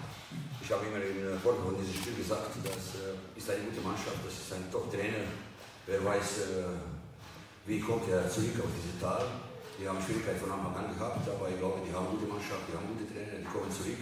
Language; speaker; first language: German; non-native, fluent; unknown